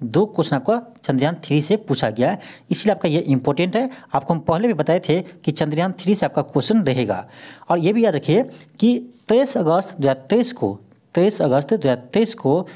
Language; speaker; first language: Hindi; native; Hindi